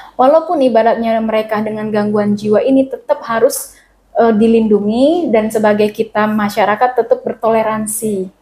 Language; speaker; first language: Indonesian; native; Indonesian